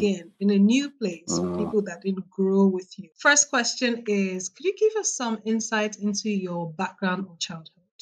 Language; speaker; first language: English; non-native, local second language; Yoruba